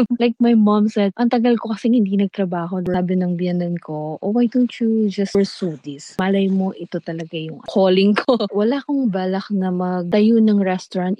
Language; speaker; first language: Filipino; non-native, local second language; Pampanga